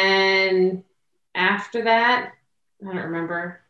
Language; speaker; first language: English; native; English